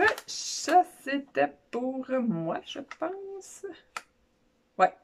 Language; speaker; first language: French; native; French